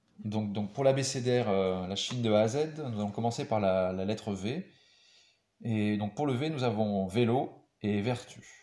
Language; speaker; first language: French; native; French